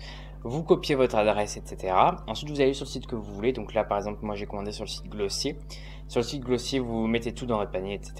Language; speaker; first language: French; native; French